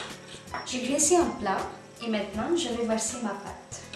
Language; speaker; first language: French; non-native, fluent; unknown